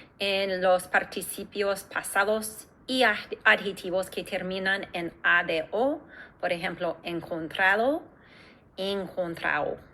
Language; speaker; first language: Spanish; non-native, fluent; English